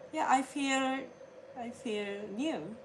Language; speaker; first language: English; non-native, learner; Japanese